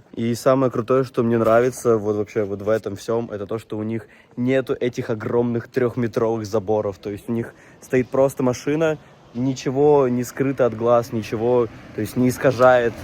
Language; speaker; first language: Russian; native; Russian